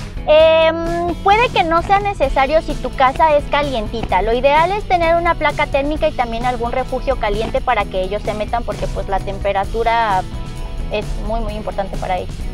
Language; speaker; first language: Spanish; native; Spanish